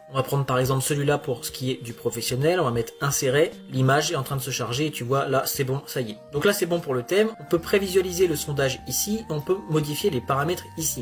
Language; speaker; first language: French; native; French